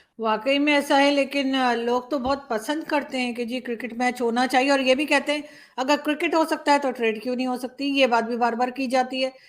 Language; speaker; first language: Urdu; native; Urdu